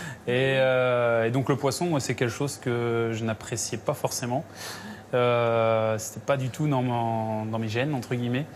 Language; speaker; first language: French; native; French